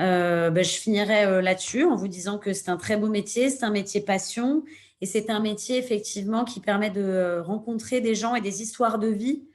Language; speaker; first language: French; native; French